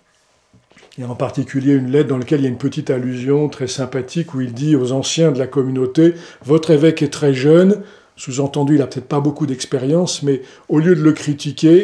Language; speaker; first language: French; native; French